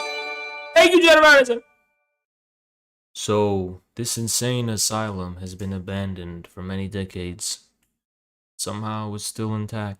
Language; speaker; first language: English; native; English